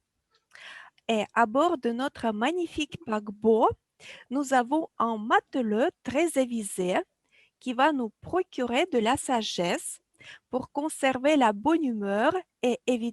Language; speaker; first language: French; non-native, fluent; Russian